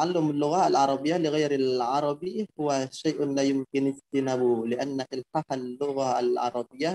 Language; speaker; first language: Arabic; non-native, learner; Indonesian